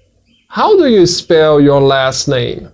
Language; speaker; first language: English; non-native, fluent; Portuguese